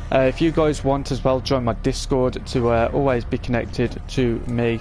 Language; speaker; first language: English; native; English